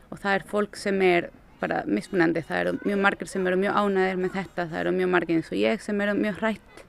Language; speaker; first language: Icelandic; non-native, fluent; Spanish